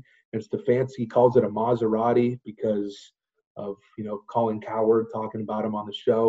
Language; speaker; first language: English; native; English